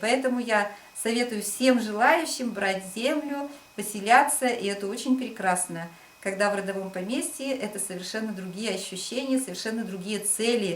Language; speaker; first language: Russian; native; Russian